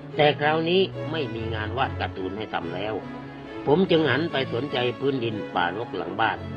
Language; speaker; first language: Thai; native; Thai